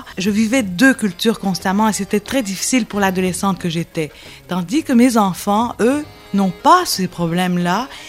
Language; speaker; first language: French; non-native, local second language; Arabic